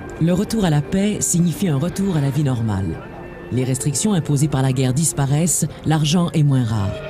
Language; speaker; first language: French; native; French